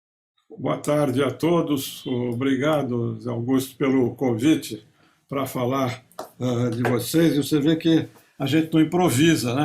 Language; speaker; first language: Portuguese; native; Portuguese